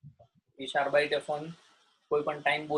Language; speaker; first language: German; non-native, learner; Gujarati